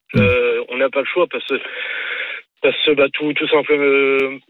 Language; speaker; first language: French; native; French